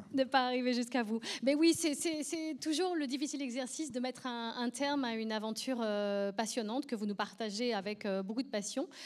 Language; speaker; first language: French; native; French